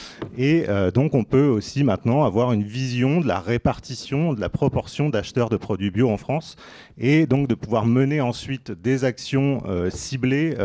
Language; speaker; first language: French; native; French